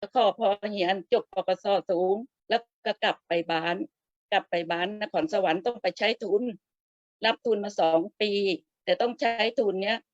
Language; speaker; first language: Thai; non-native, local second language; Lao